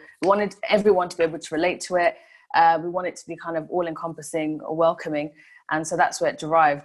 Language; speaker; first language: English; non-native, local second language; Swahili